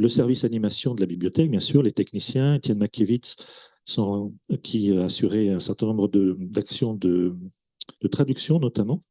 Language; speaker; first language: French; native; French